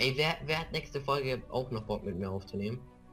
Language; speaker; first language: German; native; German